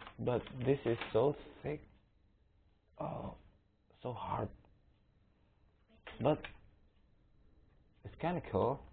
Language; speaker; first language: English; non-native, learner; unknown